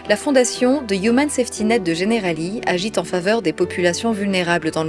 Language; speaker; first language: French; native; French